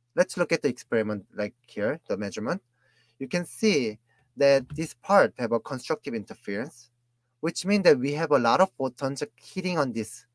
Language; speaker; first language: English; non-native, fluent; Korean